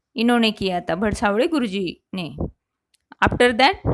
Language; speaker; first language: Hindi; non-native, local second language; Marathi